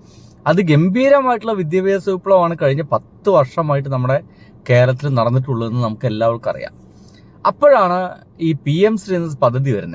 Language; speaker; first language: Malayalam; native; Malayalam